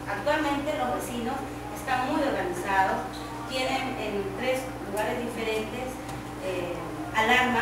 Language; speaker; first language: Spanish; native; Spanish